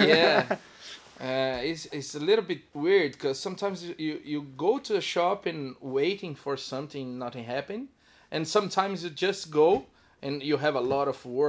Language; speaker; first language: English; non-native, learner; Portuguese